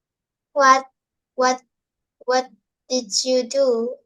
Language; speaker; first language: English; non-native, learner; Indonesian